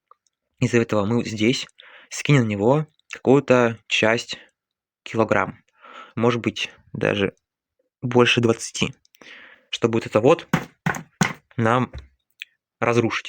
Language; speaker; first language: Russian; native; Russian